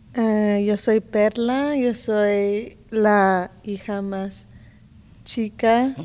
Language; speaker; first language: Spanish; early bilingual, heritage; Spanish